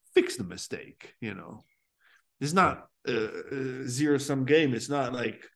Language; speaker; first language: English; early bilingual, other home language; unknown